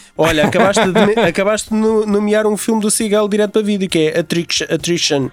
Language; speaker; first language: Portuguese; native; Portuguese